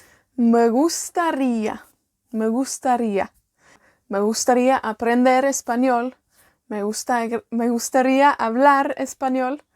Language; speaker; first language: Spanish; non-native, fluent; Welsh